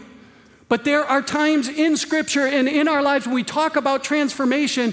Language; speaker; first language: English; native; English